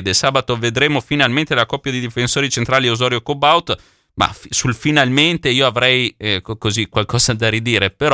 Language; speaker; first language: Italian; native; Italian